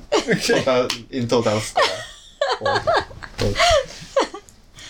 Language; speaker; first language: English; non-native, learner; Japanese